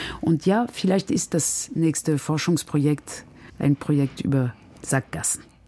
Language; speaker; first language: German; non-native, fluent; French